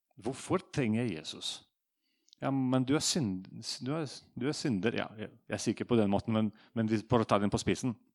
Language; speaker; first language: Norwegian; non-native, fluent; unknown